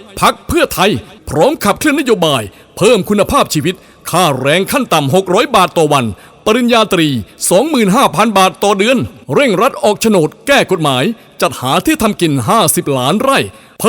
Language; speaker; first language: Thai; native; Thai